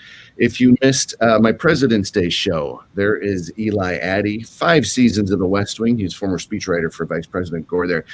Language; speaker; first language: English; native; English